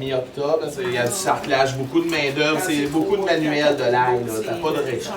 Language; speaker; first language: French; native; French